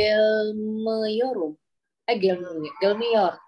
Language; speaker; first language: Turkish; non-native, learner; Indonesian